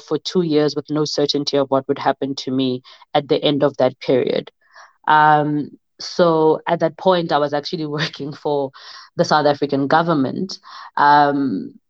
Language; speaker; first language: English; non-native, local second language; Southern Sotho